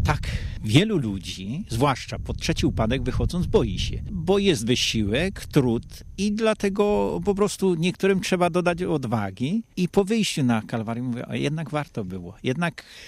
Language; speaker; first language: Polish; native; Polish